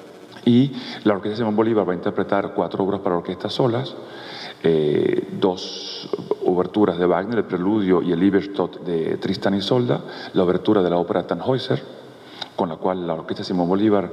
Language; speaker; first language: Spanish; native; Spanish